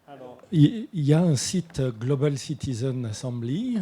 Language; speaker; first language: French; native; French